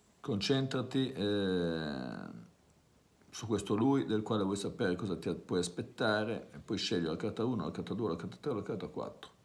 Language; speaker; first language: Italian; native; Italian